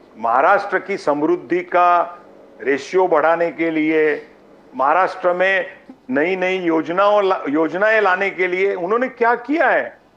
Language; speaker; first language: Hindi; non-native, local second language; Gujarati